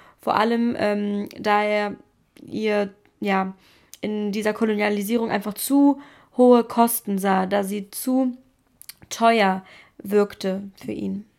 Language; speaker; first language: German; native; German